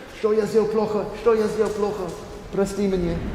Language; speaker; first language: Russian; non-native, learner; English